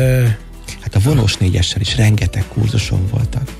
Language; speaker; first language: Hungarian; native; Hungarian